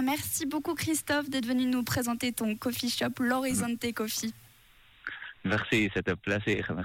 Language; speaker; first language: French; native; French